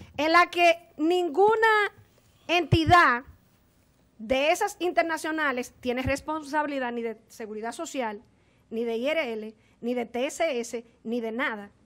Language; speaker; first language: Spanish; native; Spanish